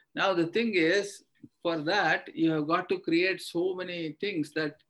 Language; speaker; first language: English; non-native, local second language; Kannada